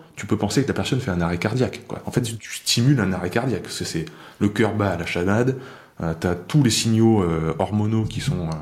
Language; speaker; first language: French; native; French